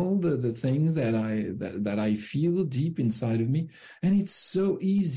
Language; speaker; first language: English; non-native, fluent; French